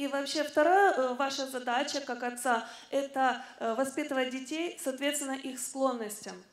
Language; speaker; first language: Russian; native; Russian